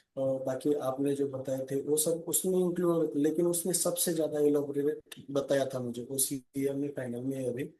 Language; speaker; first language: Hindi; non-native, local second language; Marathi